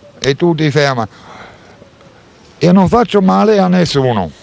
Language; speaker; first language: Italian; non-native, learner; German